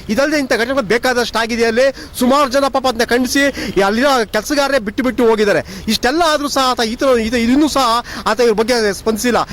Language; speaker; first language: Kannada; native; Kannada